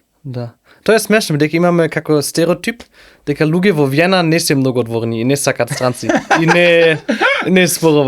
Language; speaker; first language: Macedonian; non-native, learner; German